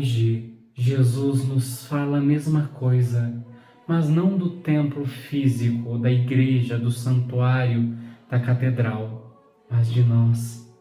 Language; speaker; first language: Portuguese; native; Portuguese